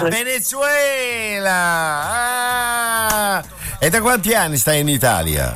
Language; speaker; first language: Italian; native; Italian